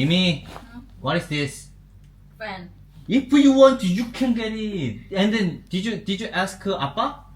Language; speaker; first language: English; non-native, learner; Korean